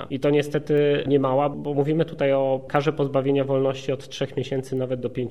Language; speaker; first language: Polish; native; Polish